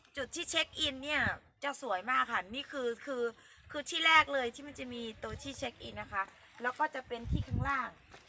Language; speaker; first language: Thai; non-native, local second language; Northeastern Thai